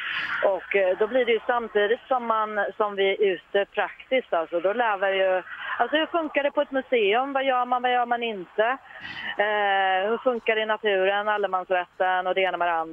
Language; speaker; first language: Swedish; native; Swedish